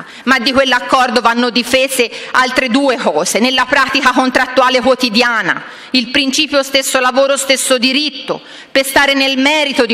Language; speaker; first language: Italian; native; Italian